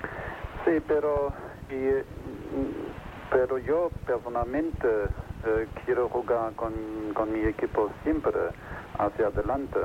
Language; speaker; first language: Spanish; non-native, fluent; German